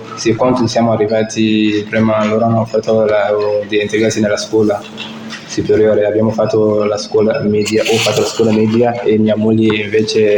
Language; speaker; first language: Italian; non-native, learner; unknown